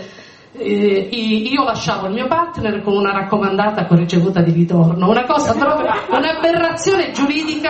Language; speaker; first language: Italian; native; Italian